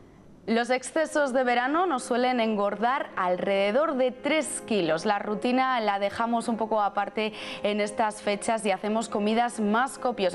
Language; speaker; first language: Spanish; native; Spanish